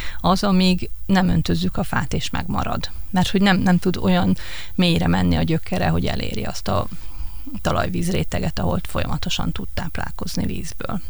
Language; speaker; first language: Hungarian; native; Hungarian